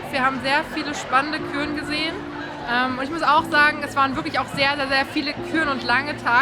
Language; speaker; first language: German; native; German